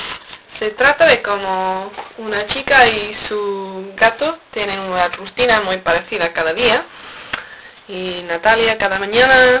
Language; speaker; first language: Spanish; non-native, learner; English